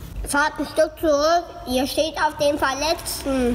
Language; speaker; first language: German; native; German